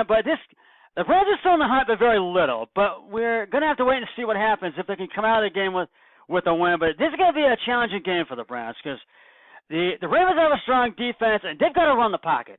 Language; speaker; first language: English; native; English